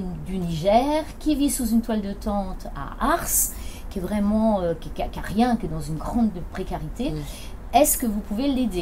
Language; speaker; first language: French; native; French